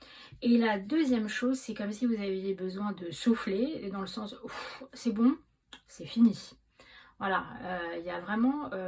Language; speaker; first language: French; native; French